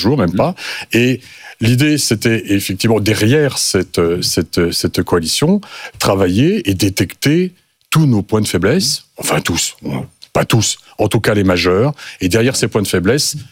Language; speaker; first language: French; native; French